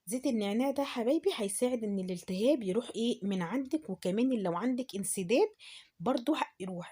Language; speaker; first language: Arabic; native; Arabic